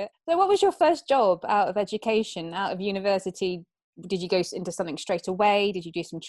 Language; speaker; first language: English; native; English